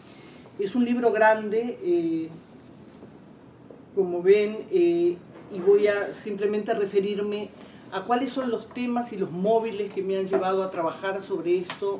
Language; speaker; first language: Spanish; native; Spanish